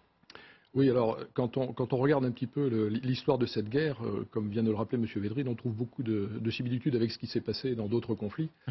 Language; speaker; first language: French; native; French